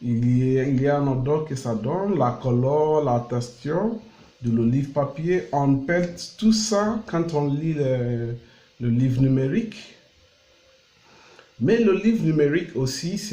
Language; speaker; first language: French; non-native, learner; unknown